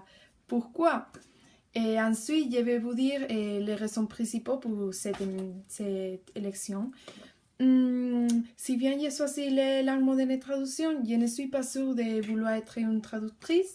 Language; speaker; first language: French; non-native, learner; Spanish